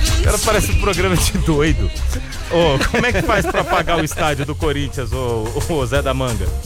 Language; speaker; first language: Portuguese; native; Portuguese